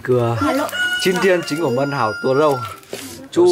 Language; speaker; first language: Chinese; non-native, fluent; Vietnamese